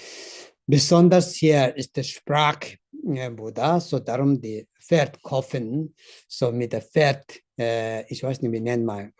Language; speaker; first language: German; non-native, learner; Tibetan